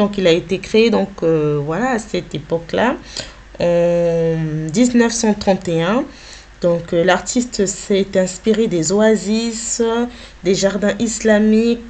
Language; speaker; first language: French; native; French